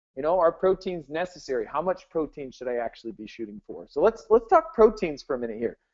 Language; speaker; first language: English; native; English